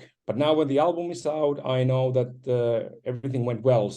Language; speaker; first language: English; non-native, fluent; Finnish